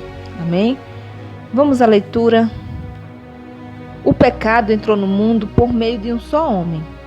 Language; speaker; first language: Portuguese; native; Portuguese